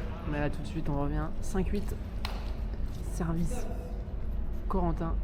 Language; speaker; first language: French; native; French